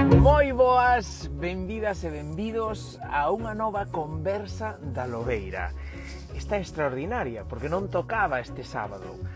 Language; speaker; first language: Galician; non-native, local second language; Spanish